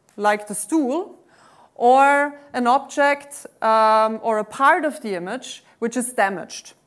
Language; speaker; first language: English; non-native, fluent; German